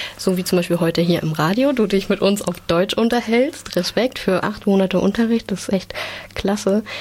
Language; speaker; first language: German; native; German